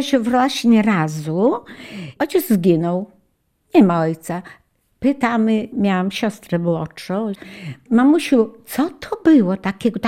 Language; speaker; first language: Polish; native; Polish